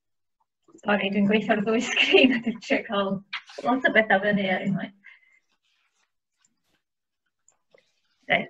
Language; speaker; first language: Welsh; native; Welsh